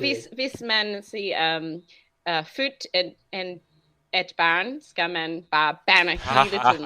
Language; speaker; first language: Danish; non-native, fluent; English